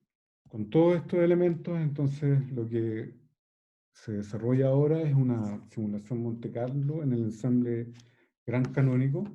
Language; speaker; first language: Spanish; native; Spanish